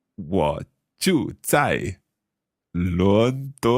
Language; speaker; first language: Chinese; non-native, learner; English